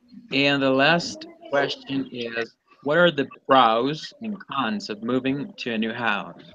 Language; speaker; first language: English; non-native, learner; Spanish